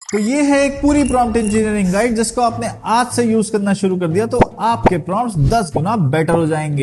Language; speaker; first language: Hindi; native; Hindi